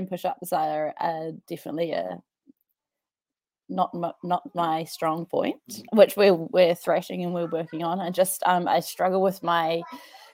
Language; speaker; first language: English; native; English